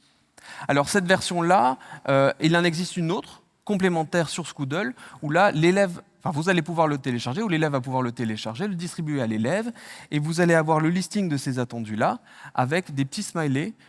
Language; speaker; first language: French; native; French